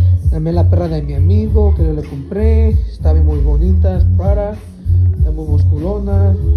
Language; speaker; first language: Spanish; early bilingual, heritage; Spanish